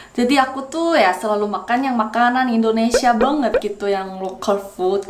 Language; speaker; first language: Indonesian; non-native, fluent; Korean